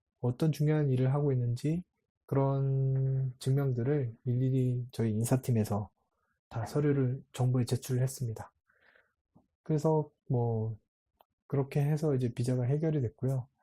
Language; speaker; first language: Korean; native; Korean